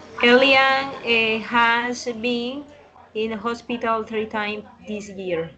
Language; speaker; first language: English; non-native, learner; Spanish